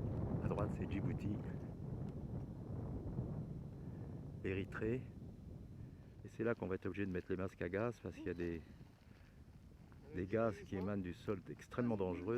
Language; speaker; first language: French; native; French